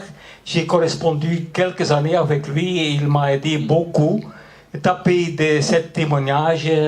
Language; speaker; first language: French; non-native, local second language; Dutch